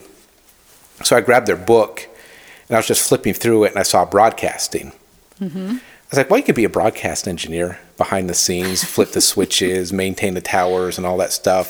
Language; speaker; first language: English; native; English